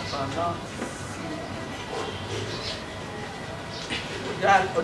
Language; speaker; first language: French; non-native, local second language; Lingala